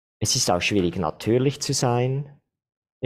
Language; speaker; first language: German; non-native, fluent; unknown